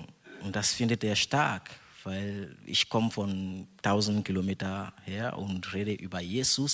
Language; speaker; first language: German; non-native, fluent; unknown